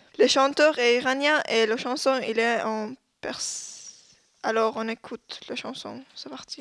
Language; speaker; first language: French; non-native, learner; Persian